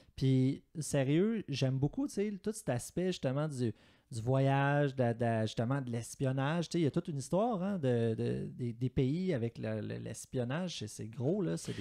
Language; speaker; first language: French; native; French